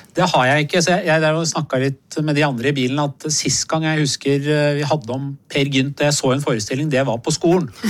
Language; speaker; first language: Norwegian; early bilingual, other home language; Persian